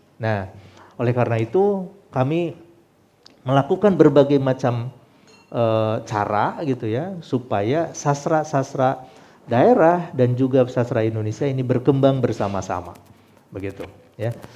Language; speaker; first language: Indonesian; non-native, local second language; Sundanese